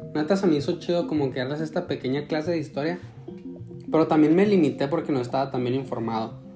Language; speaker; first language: Spanish; native; Spanish